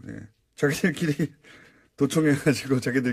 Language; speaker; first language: Korean; native; Korean